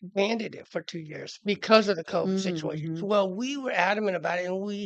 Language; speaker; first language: English; native; English